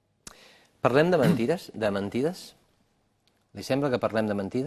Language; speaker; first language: Catalan; native; Catalan